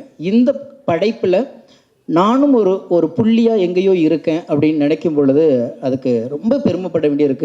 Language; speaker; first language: Tamil; native; Tamil